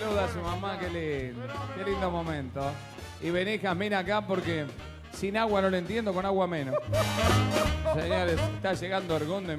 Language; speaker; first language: Spanish; native; Spanish